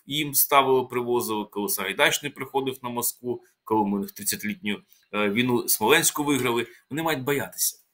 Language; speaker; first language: Ukrainian; native; Ukrainian